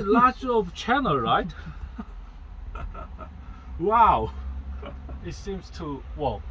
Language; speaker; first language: English; non-native, learner; Korean